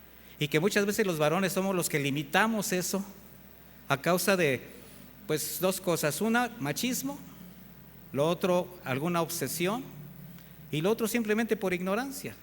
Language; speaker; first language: Spanish; native; Spanish